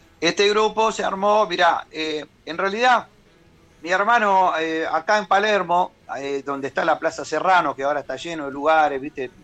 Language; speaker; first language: Spanish; native; Spanish